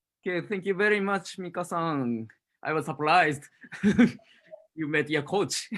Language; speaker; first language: English; non-native, learner; Japanese